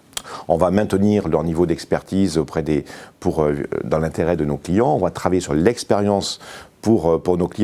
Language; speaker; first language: French; native; French